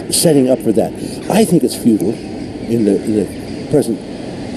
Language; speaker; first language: English; native; English